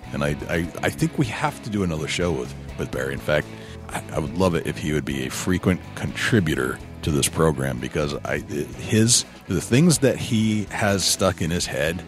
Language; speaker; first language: English; native; English